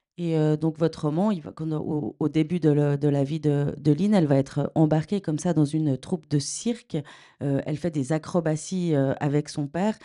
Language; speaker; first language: French; native; French